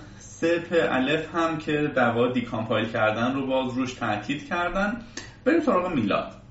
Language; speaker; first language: Persian; native; Persian